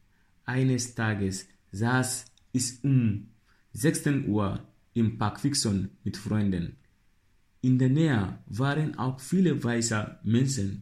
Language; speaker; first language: German; non-native, learner; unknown